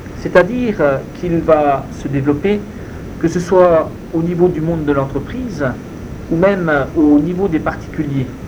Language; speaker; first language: French; non-native, fluent; Spanish